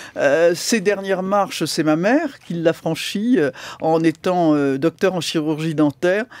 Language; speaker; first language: French; native; French